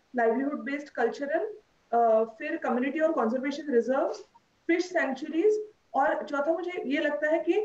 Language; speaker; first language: Hindi; non-native, local second language; Marathi